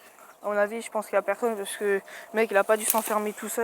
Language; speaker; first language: French; native; French